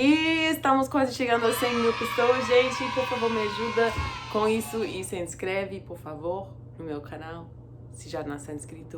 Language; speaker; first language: Portuguese; non-native, fluent; English